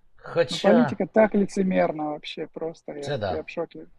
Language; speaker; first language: Russian; native; Russian